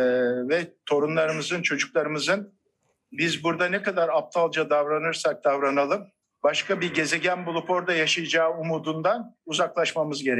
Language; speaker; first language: Turkish; native; Turkish